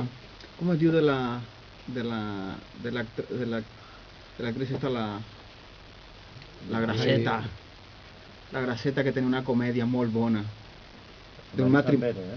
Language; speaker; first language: Catalan; non-native, fluent; Spanish